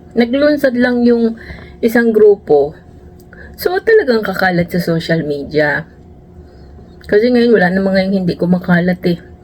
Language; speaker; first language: Filipino; native; Filipino